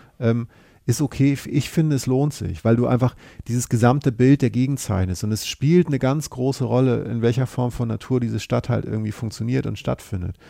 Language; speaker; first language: German; native; German